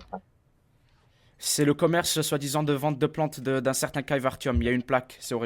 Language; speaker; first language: French; native; French